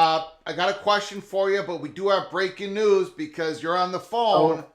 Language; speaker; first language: English; native; English